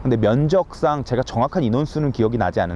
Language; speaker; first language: Korean; native; Korean